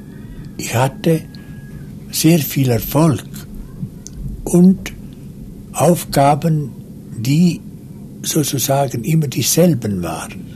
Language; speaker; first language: German; non-native, local second language; Romansh